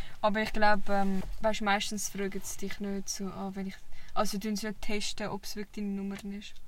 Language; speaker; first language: German; early bilingual, other home language; Vietnamese